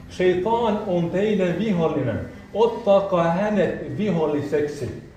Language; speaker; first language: Finnish; non-native, fluent; Arabic